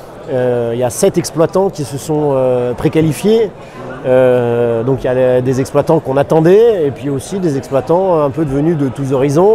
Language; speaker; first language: French; native; French